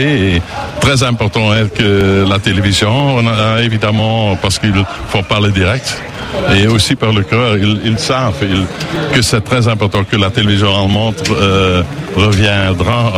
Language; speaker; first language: French; non-native, learner; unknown